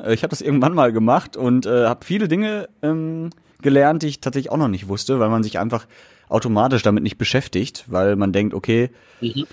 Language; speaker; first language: German; native; German